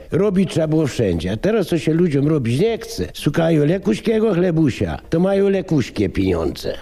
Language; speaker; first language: Polish; native; Polish